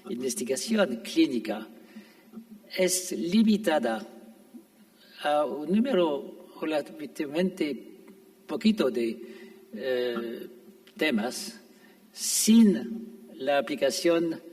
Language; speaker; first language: Spanish; non-native, fluent; French